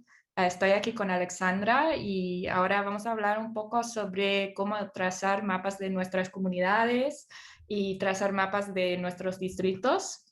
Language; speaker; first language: Spanish; non-native, fluent; English